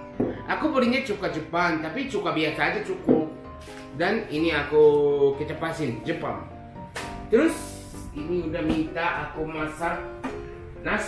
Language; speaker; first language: Indonesian; non-native, fluent; Japanese